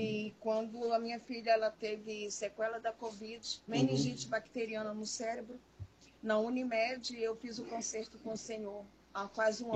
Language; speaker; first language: Portuguese; native; Portuguese